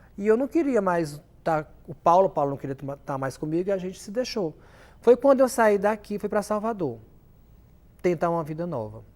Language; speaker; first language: Portuguese; native; Portuguese